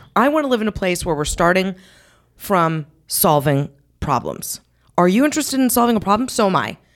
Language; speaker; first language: English; native; English